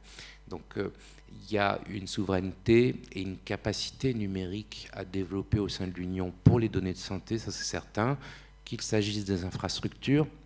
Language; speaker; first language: French; native; French